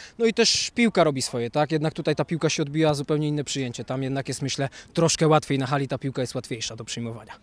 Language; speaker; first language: Polish; native; Polish